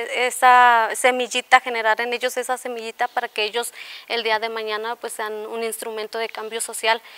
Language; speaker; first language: Spanish; native; Spanish